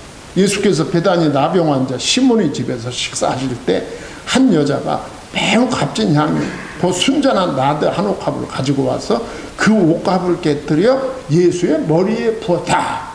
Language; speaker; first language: Korean; native; Korean